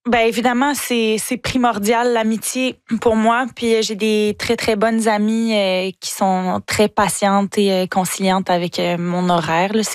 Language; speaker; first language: French; native; French